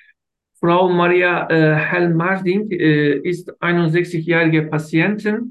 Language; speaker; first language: German; non-native, learner; Turkish